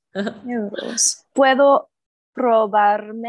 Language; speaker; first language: Spanish; non-native, learner; English